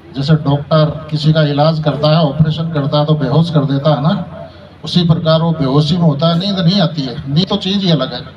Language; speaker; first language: Hindi; native; Hindi